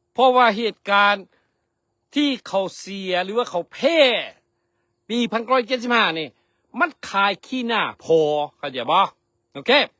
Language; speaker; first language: Lao; non-native, local second language; Hmong